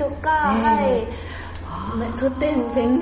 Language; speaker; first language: Japanese; non-native, learner; Korean